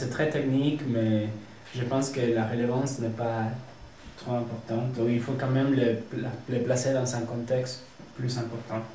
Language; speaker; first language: French; non-native, fluent; Spanish